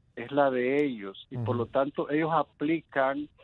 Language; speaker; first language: Spanish; native; Spanish